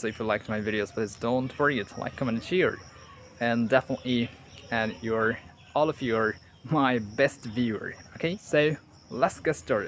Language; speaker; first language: English; non-native, learner; Bangla